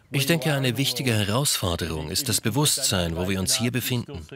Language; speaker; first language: German; non-native, fluent; English